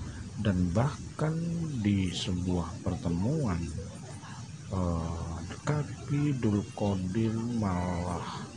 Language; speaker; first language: Indonesian; native; Indonesian